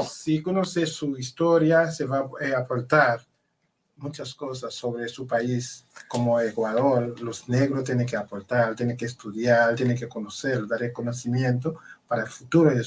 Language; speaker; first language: Spanish; non-native, learner; Haitian Creole